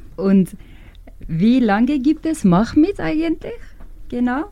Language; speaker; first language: German; non-native, learner; Turkish